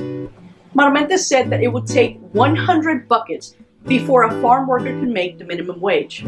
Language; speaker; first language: English; non-native, local second language; Spanish